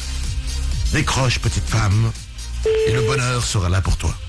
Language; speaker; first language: French; native; French